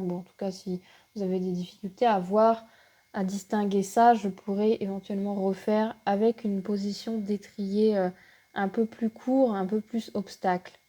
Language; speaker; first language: French; native; French